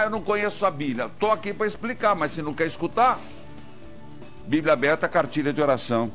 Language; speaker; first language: Portuguese; native; Portuguese